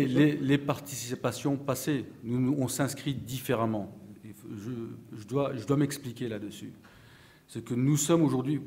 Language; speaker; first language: French; native; French